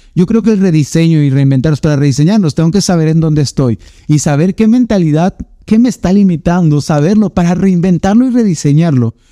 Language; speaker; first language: Spanish; native; Spanish